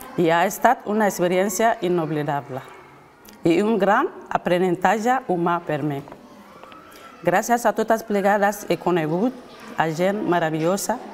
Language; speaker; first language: Catalan; non-native, fluent; Bambara